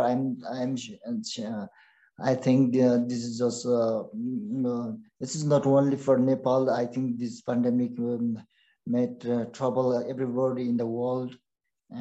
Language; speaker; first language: English; non-native, learner; Sherpa